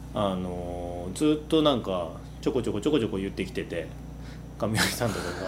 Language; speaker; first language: Japanese; native; Japanese